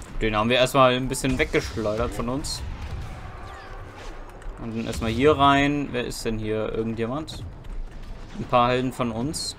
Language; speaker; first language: German; native; German